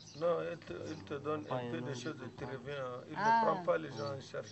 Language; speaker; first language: French; non-native, local second language; Arabic